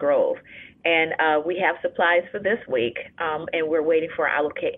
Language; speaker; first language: English; native; English